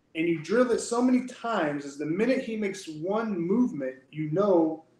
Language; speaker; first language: English; native; English